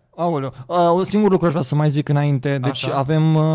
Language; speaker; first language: Romanian; native; Romanian